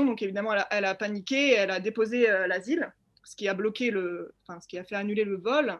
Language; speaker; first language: French; native; French